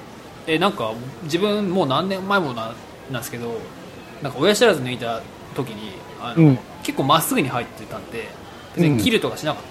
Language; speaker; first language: Japanese; native; Japanese